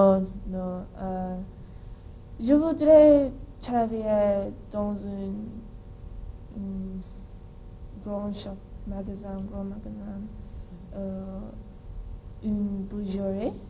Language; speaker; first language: French; non-native, learner; English